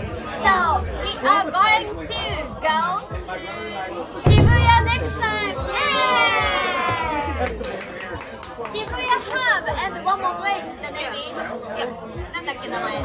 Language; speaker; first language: English; non-native, learner; Japanese